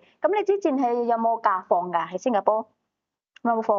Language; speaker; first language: Cantonese; native; Cantonese